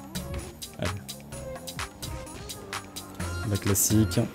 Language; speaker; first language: French; native; French